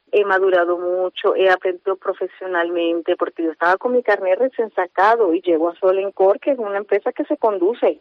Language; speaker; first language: Spanish; native; Spanish